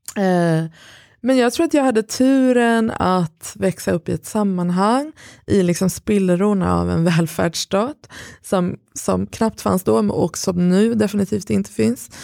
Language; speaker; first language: Swedish; early bilingual, other home language; Persian